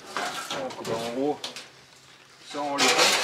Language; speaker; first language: French; native; French